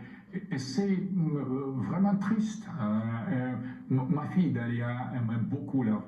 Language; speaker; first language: French; non-native, fluent; Russian